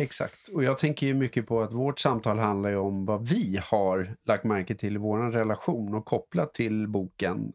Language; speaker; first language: Swedish; native; Swedish